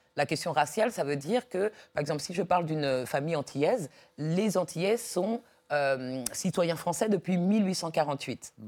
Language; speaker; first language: French; early bilingual, other home language; Dyula